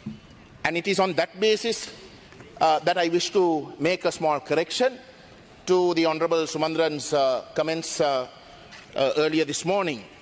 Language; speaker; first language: English; non-native, local second language; Tamil